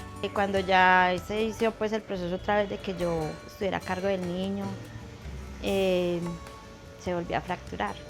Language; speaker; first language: Spanish; native; Spanish